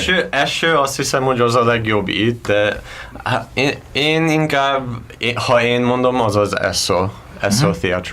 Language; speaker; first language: Hungarian; non-native, learner; English